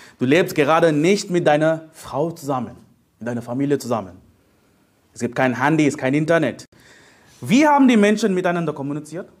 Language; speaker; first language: German; non-native, fluent; Telugu